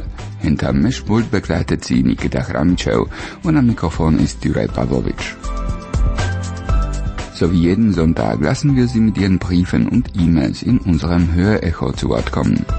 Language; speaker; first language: German; native; German